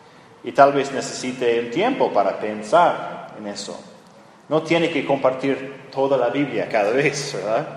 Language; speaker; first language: Spanish; non-native, fluent; English